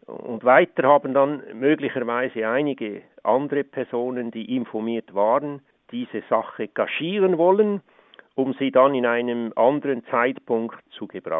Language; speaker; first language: German; native; German